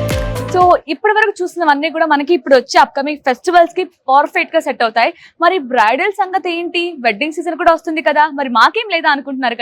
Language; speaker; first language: Telugu; native; Telugu